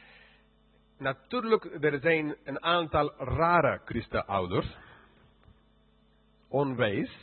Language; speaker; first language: Dutch; non-native, fluent; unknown